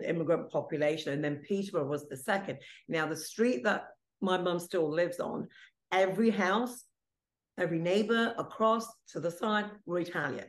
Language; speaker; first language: English; non-native, local second language; Italian